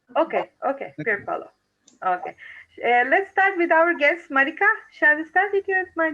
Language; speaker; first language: English; non-native, fluent; Turkish